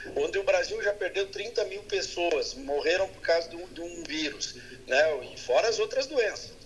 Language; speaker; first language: Portuguese; native; Portuguese